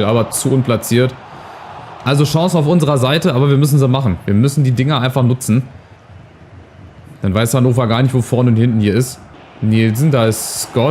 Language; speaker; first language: German; native; German